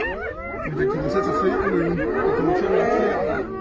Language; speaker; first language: Danish; native; Danish